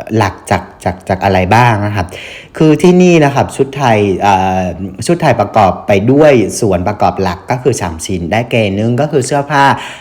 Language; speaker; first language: Thai; non-native, fluent; Vietnamese